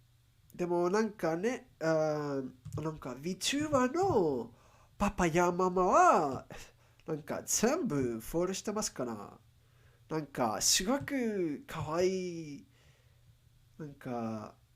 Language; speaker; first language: Japanese; non-native, learner; English